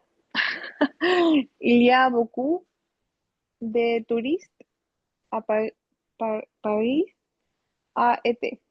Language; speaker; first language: French; non-native, learner; Spanish